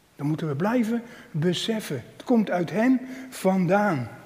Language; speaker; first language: Dutch; native; Dutch